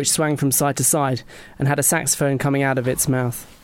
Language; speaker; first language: English; native; English